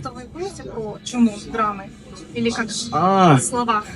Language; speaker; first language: Russian; non-native, learner; Korean